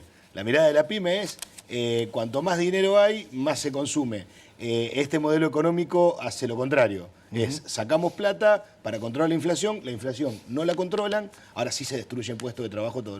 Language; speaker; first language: Spanish; native; Spanish